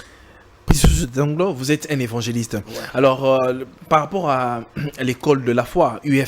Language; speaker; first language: French; non-native, local second language; Lingala